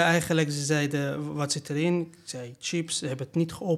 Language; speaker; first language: Dutch; non-native, fluent; Persian